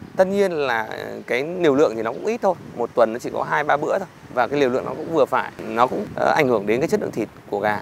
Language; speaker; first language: Vietnamese; native; Vietnamese